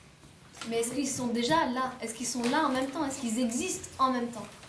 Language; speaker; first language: French; native; French